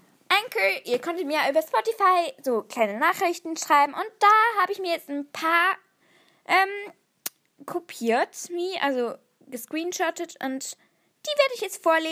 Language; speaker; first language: German; native; German